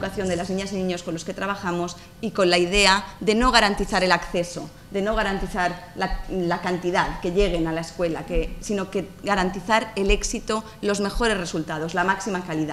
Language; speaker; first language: Spanish; native; Spanish